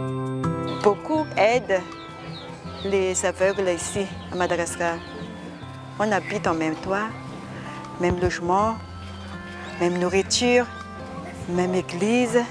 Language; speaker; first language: French; non-native, learner; Malagasy